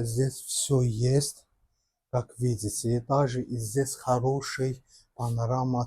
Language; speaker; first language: Russian; non-native, local second language; Azerbaijani